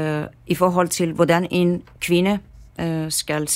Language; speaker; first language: Danish; non-native, fluent; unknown